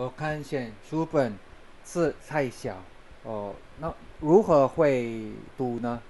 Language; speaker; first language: Chinese; non-native, learner; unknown